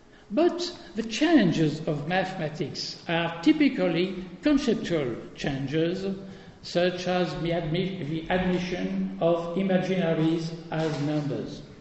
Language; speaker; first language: English; non-native, fluent; French